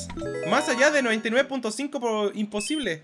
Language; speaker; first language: Spanish; native; Spanish